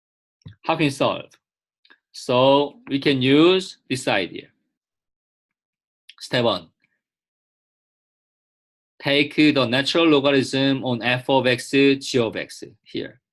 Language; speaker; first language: English; non-native, fluent; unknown